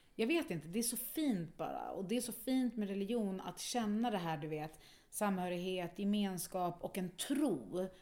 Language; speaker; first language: Swedish; native; Swedish